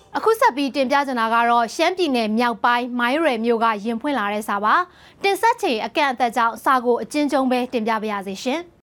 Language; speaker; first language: Burmese; native; Burmese